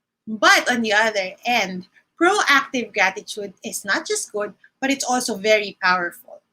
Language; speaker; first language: English; non-native, local second language; Filipino